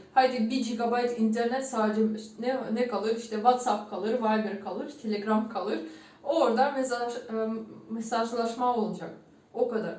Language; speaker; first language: Turkish; non-native, fluent; Ukrainian